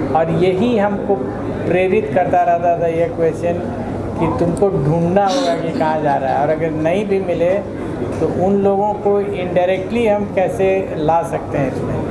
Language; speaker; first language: Hindi; native; Hindi